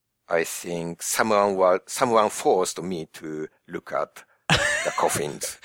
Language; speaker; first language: English; non-native, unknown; Japanese